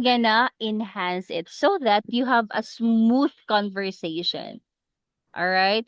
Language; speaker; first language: English; non-native, local second language; Cebuano